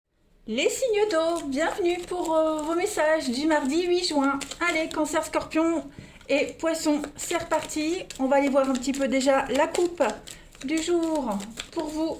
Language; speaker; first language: French; native; French